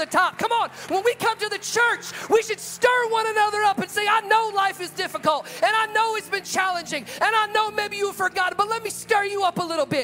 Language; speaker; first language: English; native; English